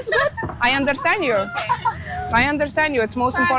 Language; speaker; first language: English; non-native, learner; Lithuanian